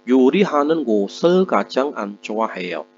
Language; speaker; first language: Korean; non-native, fluent; Indonesian